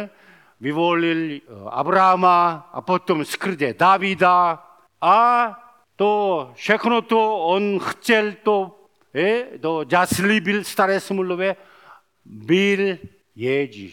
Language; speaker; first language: Czech; non-native, learner; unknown